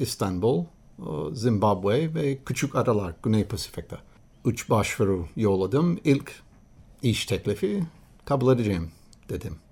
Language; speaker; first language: Turkish; non-native, learner; English